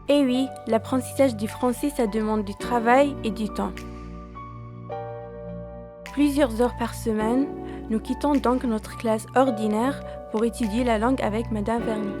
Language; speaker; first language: French; non-native, learner; Arabic